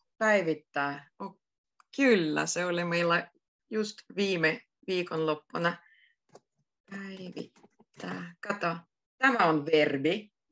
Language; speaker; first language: Finnish; native; Finnish